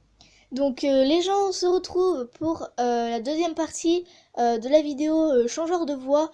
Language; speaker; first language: French; native; French